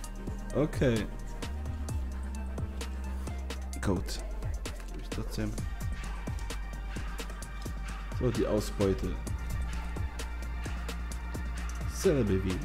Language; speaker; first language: German; native; German